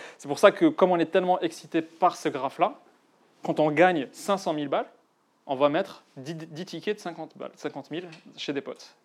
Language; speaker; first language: French; non-native, local second language; Arabic